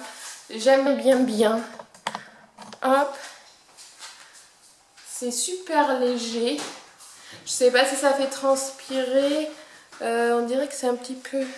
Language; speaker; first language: French; native; French